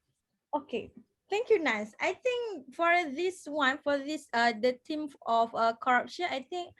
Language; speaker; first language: English; non-native, fluent; Malay